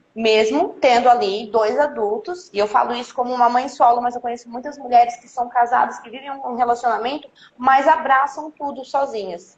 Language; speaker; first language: Portuguese; native; Portuguese